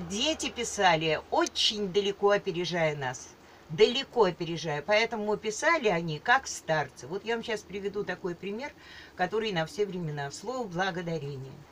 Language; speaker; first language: Russian; native; Russian